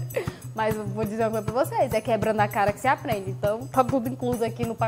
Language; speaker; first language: Portuguese; native; Portuguese